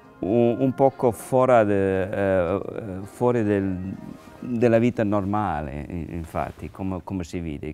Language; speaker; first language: Italian; non-native, learner; English